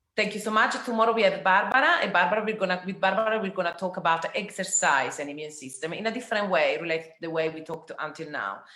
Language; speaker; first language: English; non-native, fluent; Italian